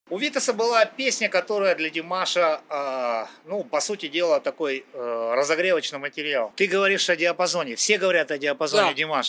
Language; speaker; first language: Russian; native; Russian